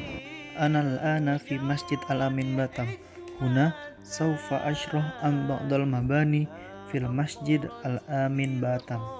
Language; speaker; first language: Arabic; non-native, learner; Indonesian